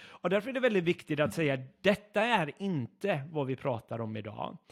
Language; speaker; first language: Swedish; non-native, fluent; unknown